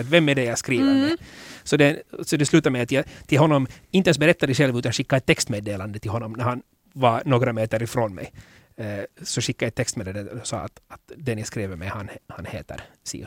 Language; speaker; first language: Swedish; native; Swedish